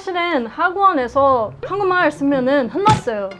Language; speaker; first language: Korean; non-native, learner; English